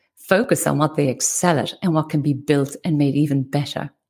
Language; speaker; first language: English; native; English